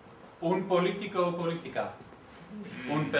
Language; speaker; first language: Spanish; non-native, learner; Dutch